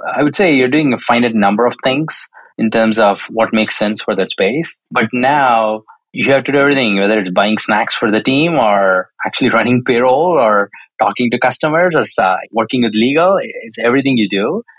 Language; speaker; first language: English; non-native, local second language; Tamil